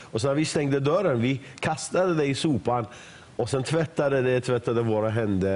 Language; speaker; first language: Swedish; non-native, fluent; Persian